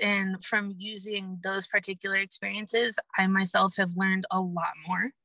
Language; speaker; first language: English; native; English